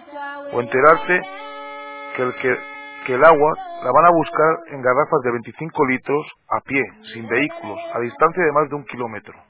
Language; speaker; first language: Spanish; native; Spanish